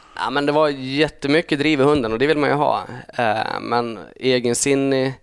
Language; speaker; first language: Swedish; native; Swedish